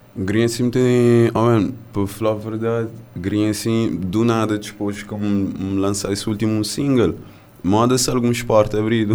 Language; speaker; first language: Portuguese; non-native, local second language; Kabuverdianu